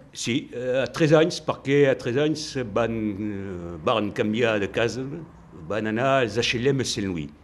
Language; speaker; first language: Catalan; non-native, local second language; French